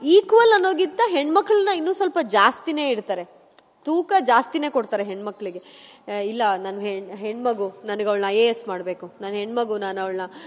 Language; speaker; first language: Kannada; non-native, local second language; Kodava